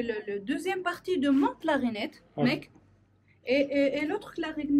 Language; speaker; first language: French; non-native, learner; Arabic